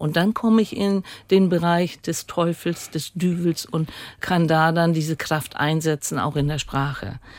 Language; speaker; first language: German; native; German